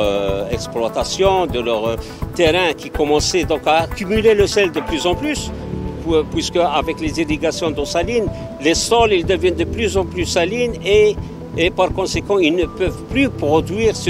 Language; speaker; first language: French; non-native, local second language; Arabic